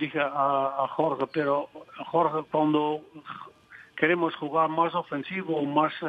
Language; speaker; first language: Spanish; non-native, fluent; Dutch